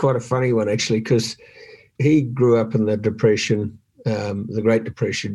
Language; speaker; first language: English; native; English